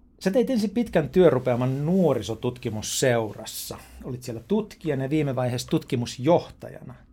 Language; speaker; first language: Finnish; native; Finnish